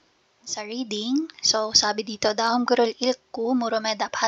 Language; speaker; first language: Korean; non-native, fluent; Filipino